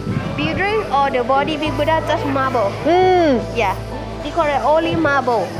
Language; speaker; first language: English; non-native, learner; Thai